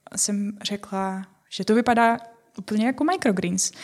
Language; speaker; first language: Czech; non-native, fluent; Ukrainian